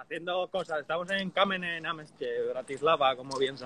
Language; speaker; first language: Spanish; non-native, learner; Slovak